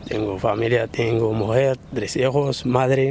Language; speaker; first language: Spanish; non-native, learner; Arabic